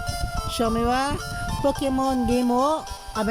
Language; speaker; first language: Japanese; non-native, learner; English